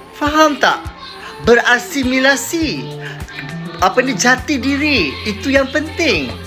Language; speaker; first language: Malay; native; Malay